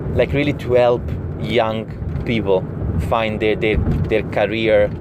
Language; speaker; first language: English; non-native, fluent; Italian